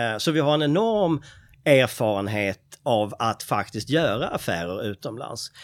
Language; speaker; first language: Swedish; native; Swedish